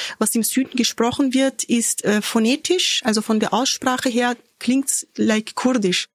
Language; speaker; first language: German; early bilingual, other home language; Turkish